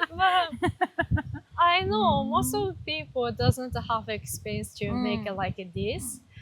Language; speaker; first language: English; non-native, learner; Japanese